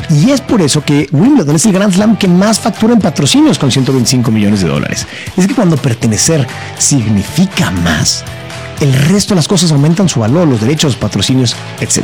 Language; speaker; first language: Spanish; native; Spanish